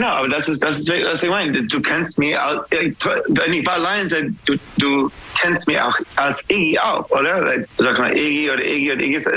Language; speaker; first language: German; non-native, fluent; English